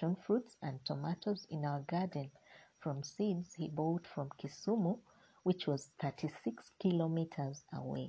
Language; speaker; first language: English; non-native, local second language; Luyia